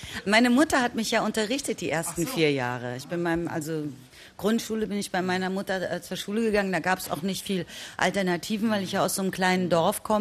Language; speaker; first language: German; native; German